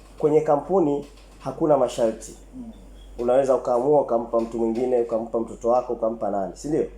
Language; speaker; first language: Swahili; native; Swahili